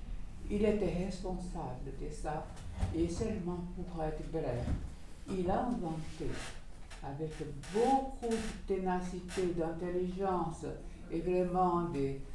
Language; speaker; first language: French; non-native, fluent; Portuguese